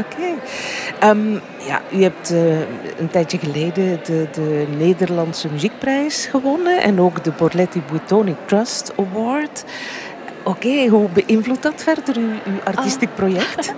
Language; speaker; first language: Dutch; native; Dutch